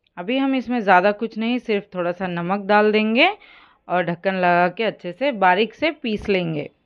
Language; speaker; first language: Hindi; native; Hindi